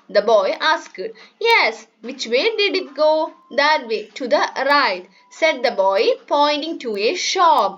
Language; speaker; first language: English; non-native, local second language; Malayalam